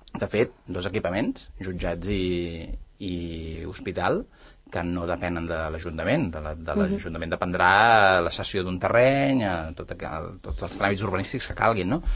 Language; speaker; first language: Catalan; native; Catalan